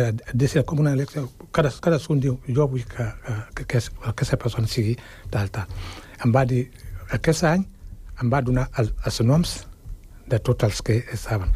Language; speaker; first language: Catalan; non-native, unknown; Wolof